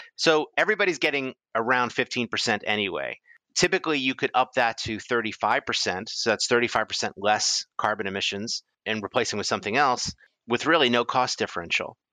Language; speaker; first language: English; native; English